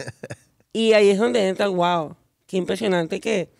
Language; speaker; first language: Spanish; native; Spanish